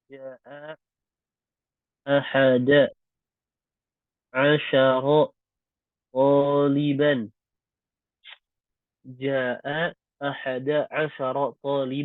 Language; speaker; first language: Arabic; non-native, fluent; Indonesian